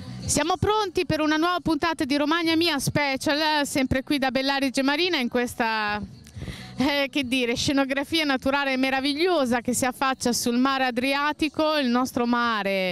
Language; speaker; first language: Italian; native; Italian